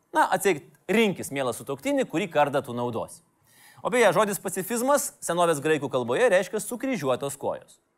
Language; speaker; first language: Lithuanian; native; Lithuanian